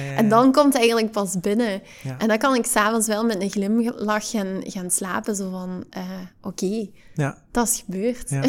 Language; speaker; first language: Dutch; native; Dutch